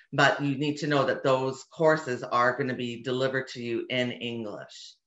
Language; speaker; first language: English; native; English